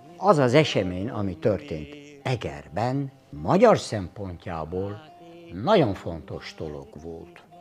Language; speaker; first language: Hungarian; non-native, fluent; Turkish